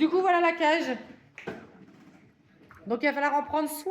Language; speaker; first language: French; native; French